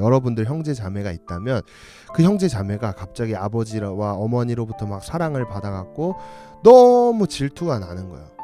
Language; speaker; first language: Korean; native; Korean